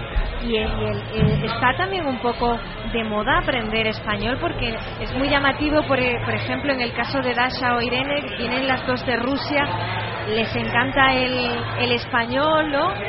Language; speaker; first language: Spanish; native; Spanish